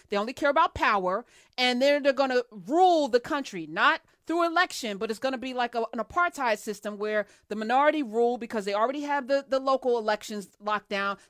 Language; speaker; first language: English; native; English